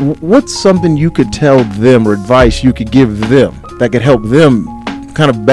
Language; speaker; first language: English; native; English